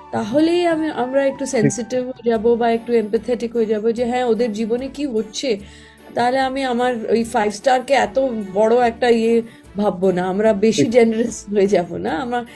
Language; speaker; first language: Bangla; non-native, local second language; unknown